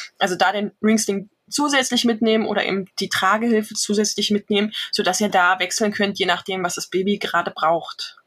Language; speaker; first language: German; native; German